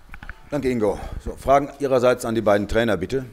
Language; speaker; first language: German; native; German